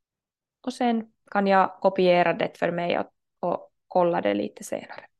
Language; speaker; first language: Swedish; non-native, local second language; Finnish